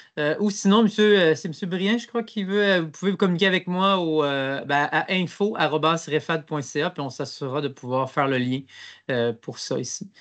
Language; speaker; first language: French; native; French